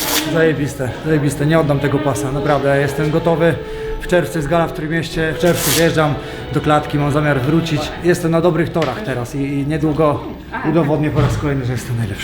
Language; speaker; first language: Polish; native; Polish